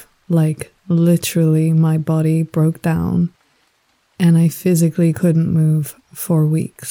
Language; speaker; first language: English; native; English